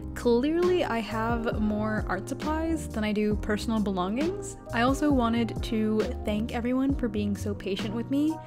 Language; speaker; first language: English; native; English